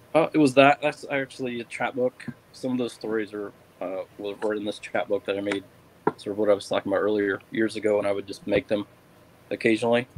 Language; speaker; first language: English; native; English